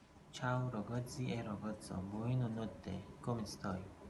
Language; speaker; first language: Italian; non-native, learner; Persian